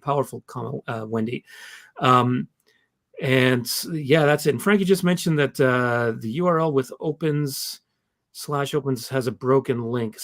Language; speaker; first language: English; native; English